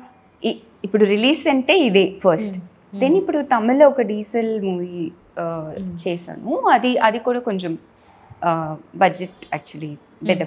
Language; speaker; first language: Telugu; non-native, learner; Tamil